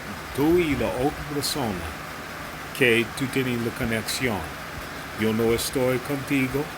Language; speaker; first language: Spanish; non-native, learner; English